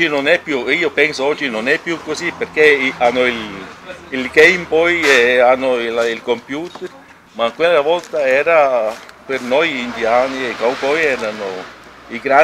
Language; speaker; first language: Italian; non-native, local second language; German